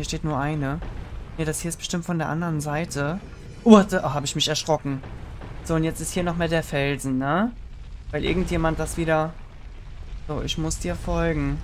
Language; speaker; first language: German; native; German